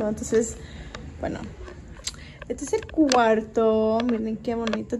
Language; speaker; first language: Spanish; early bilingual, heritage; Spanish